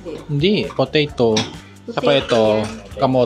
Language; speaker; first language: Filipino; non-native, learner; Korean